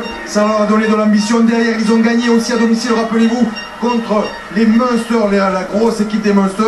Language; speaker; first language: French; native; French